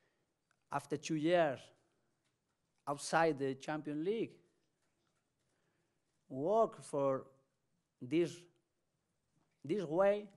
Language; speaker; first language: English; non-native, learner; Spanish